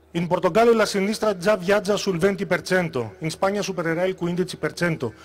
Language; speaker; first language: Italian; non-native, fluent; Greek